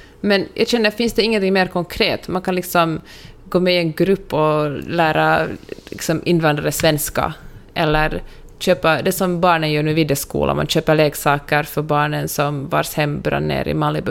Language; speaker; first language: Swedish; native; Swedish